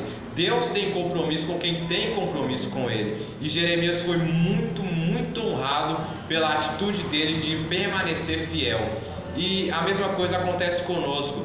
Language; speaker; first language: Portuguese; native; Portuguese